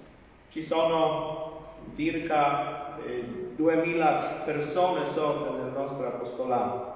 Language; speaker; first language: Italian; non-native, fluent; Polish